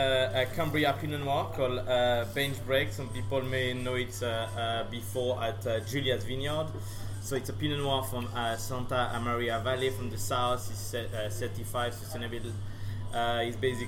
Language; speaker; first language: English; non-native, fluent; French